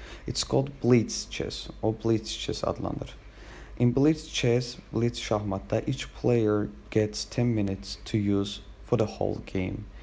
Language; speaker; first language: English; non-native, fluent; Azerbaijani